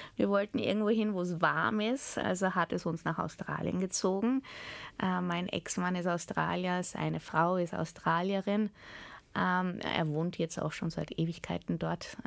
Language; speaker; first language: German; early bilingual, heritage; German